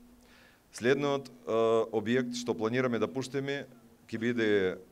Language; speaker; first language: Macedonian; non-native, fluent; Russian